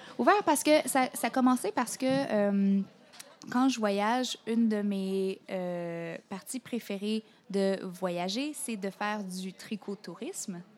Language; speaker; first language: French; native; French